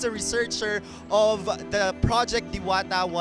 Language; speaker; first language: English; non-native, local second language; Filipino